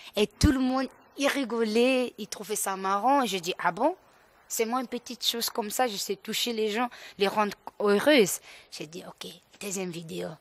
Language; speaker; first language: French; non-native, local second language; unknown